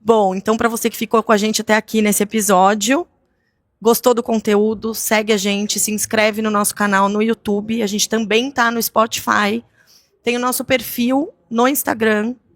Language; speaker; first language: Portuguese; native; Portuguese